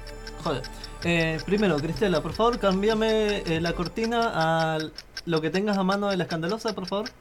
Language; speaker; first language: Spanish; native; Spanish